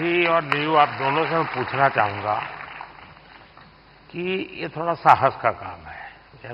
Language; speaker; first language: Hindi; non-native, local second language; Gujarati